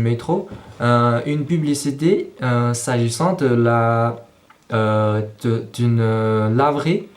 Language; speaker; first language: French; non-native, fluent; Chinese